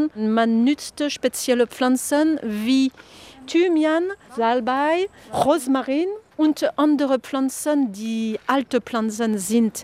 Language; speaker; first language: German; non-native, fluent; French